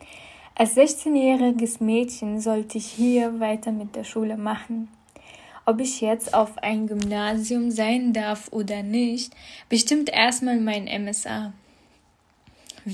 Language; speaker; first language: German; non-native, fluent; Arabic